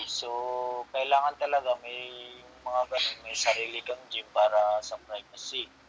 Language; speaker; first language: Filipino; non-native, local second language; Cebuano